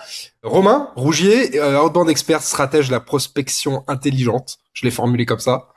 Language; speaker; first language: French; native; French